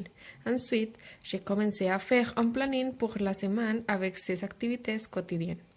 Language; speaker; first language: French; non-native, fluent; Spanish